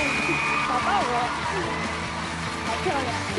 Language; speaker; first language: Chinese; non-native, learner; Spanish